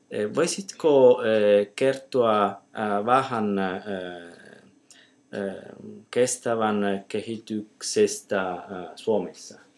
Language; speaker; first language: Finnish; non-native, learner; Italian